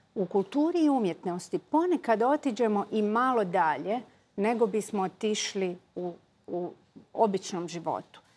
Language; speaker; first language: Croatian; native; Croatian